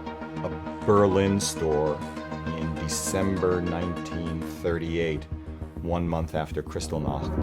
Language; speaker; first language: English; native; English